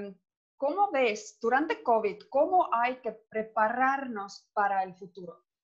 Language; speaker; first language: Spanish; non-native, fluent; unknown